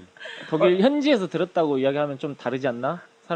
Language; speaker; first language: Korean; native; Korean